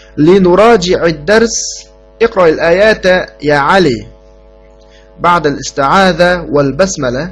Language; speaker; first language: Arabic; non-native, fluent; Uyghur